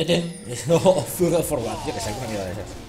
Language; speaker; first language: Spanish; native; Spanish